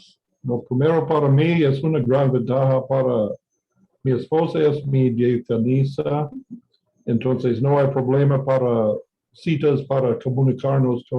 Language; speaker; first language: Spanish; non-native, fluent; English